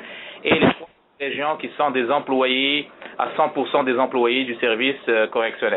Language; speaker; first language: French; native; French